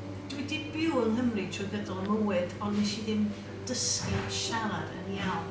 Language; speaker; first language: Welsh; non-native, local second language; English